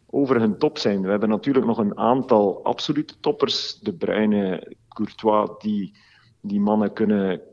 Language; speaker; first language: Dutch; native; Dutch